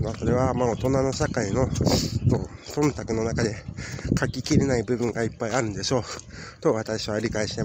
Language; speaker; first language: Japanese; native; Japanese